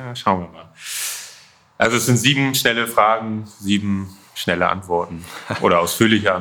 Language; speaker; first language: German; native; German